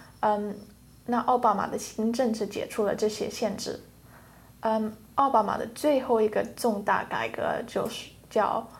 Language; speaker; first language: Chinese; early bilingual, heritage; Chinese